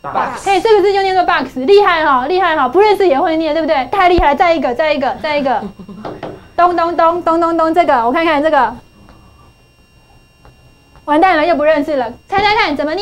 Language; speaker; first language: Chinese; native; Chinese